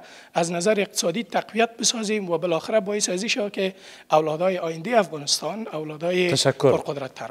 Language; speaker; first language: Persian; native; Persian